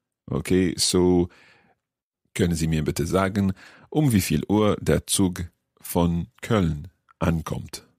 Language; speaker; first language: German; non-native, learner; English